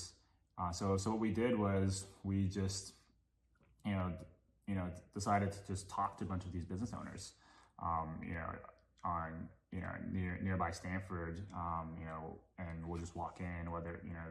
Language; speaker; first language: English; non-native, local second language; Cantonese